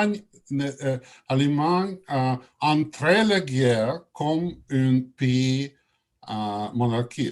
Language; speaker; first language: French; non-native, learner; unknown